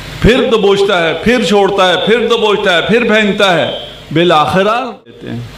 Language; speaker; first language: Urdu; non-native, local second language; Punjabi